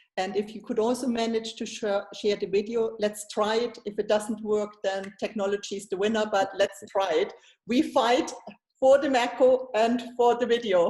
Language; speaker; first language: English; non-native, fluent; German